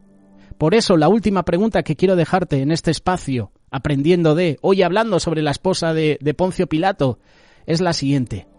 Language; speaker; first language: Spanish; native; Spanish